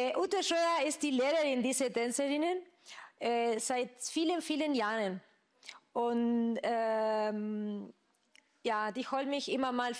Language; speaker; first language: German; non-native, fluent; Spanish